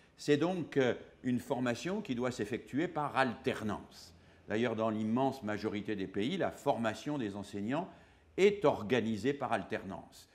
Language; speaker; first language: French; native; French